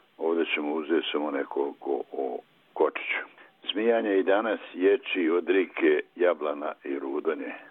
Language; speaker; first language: Croatian; native; Croatian